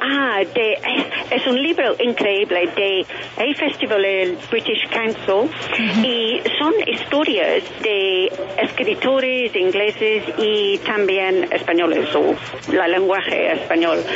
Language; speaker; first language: Spanish; non-native, learner; English